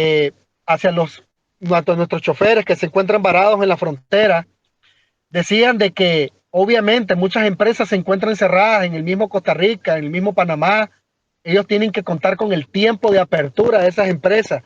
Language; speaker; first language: Spanish; native; Spanish